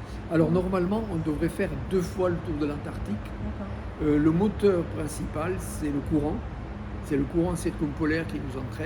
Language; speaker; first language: French; native; French